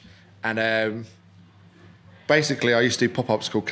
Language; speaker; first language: English; native; English